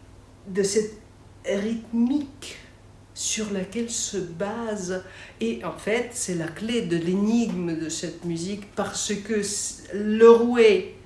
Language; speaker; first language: French; non-native, fluent; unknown